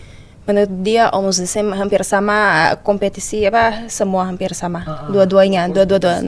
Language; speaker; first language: Indonesian; non-native, fluent; Portuguese